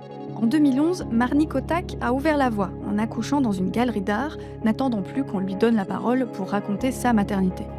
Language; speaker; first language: French; native; French